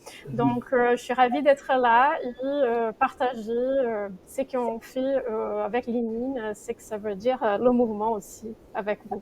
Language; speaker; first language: French; non-native, fluent; Portuguese